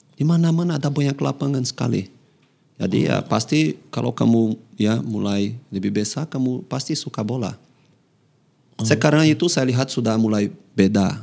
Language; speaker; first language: Indonesian; non-native, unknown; Portuguese